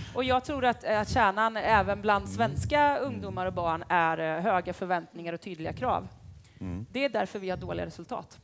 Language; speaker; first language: Swedish; native; Swedish